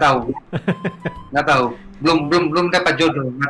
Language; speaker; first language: Indonesian; non-native, fluent; Hebrew